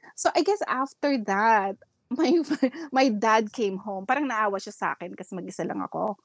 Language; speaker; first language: English; non-native, local second language; Filipino